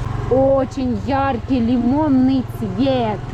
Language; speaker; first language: Russian; native; Russian